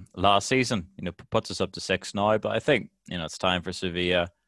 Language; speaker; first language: English; native; English